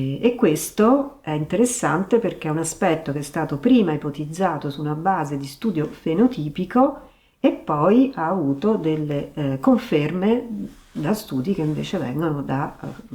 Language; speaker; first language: Italian; native; Italian